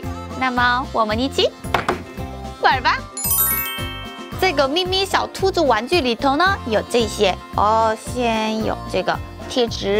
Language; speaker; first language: Chinese; non-native, fluent; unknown